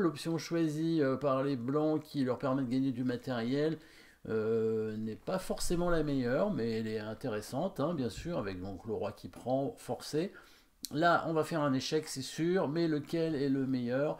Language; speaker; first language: French; native; French